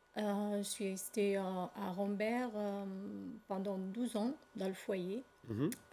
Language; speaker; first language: French; non-native, learner; Arabic